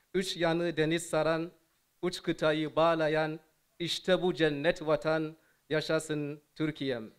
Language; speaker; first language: Turkish; non-native, fluent; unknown